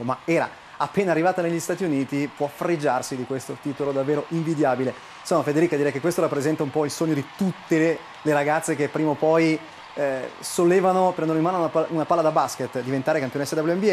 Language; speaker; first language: Italian; native; Italian